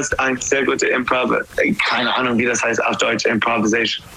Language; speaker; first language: German; non-native, learner; English